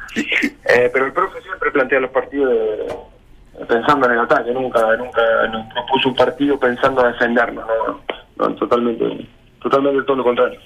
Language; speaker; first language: Spanish; native; Spanish